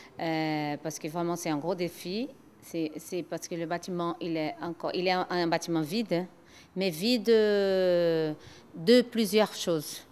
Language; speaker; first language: French; non-native, learner; Portuguese